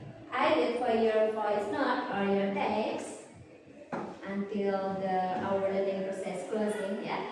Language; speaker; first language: English; non-native, learner; Indonesian